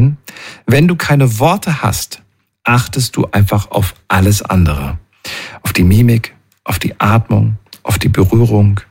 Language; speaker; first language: German; native; German